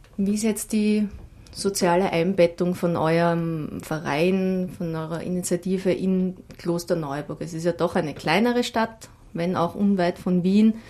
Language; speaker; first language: German; native; German